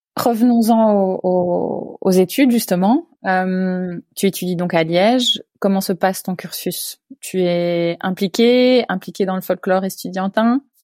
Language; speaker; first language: French; native; French